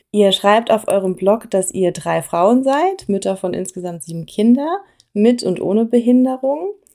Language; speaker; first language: German; native; German